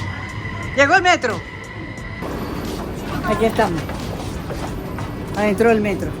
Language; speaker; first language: Spanish; native; Spanish